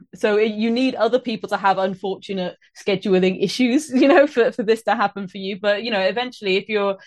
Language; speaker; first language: English; native; English